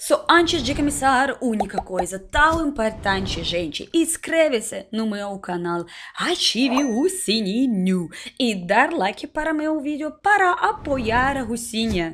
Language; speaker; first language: Portuguese; non-native, learner; Russian